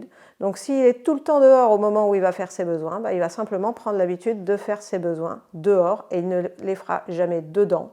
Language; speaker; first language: French; native; French